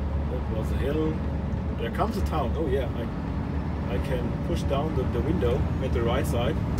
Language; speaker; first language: English; non-native, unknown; German